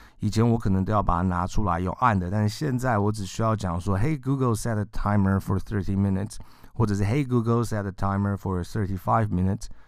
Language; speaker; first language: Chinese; native; Chinese